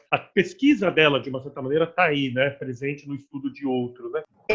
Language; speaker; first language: Portuguese; native; Portuguese